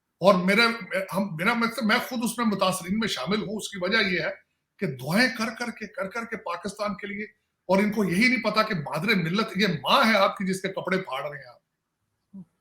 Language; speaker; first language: Urdu; non-native, local second language; Punjabi